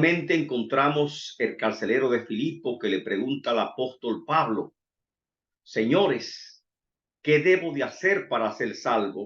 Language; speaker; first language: Spanish; native; Spanish